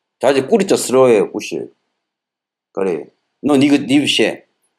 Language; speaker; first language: Russian; non-native, learner; Korean